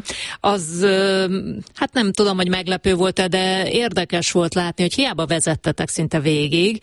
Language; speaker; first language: Hungarian; native; Hungarian